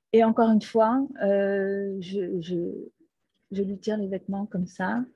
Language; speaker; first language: French; non-native, fluent; Portuguese